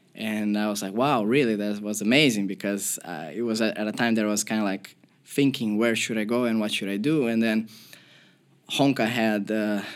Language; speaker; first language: English; non-native, fluent; Portuguese